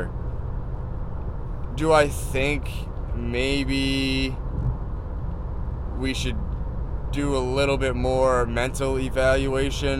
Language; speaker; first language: English; native; English